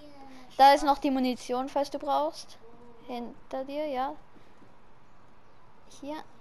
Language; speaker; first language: German; native; German